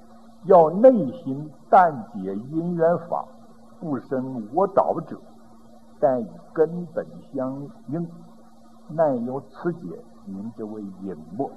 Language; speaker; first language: Chinese; native; Chinese